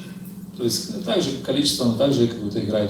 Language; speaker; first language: Russian; native; Russian